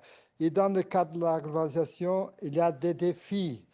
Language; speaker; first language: French; non-native, fluent; Portuguese